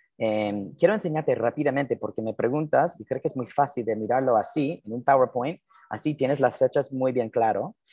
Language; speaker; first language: Spanish; non-native, fluent; English